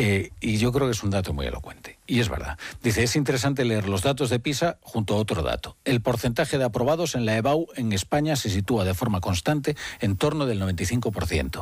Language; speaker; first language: Spanish; native; Spanish